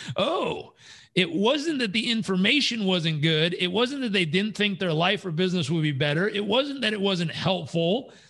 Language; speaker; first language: English; native; English